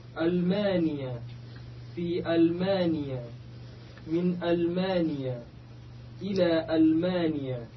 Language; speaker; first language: Arabic; non-native, learner; Indonesian